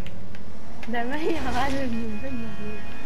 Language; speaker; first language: French; non-native, local second language; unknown